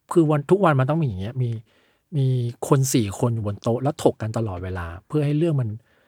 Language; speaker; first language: Thai; early bilingual, other home language; Chinese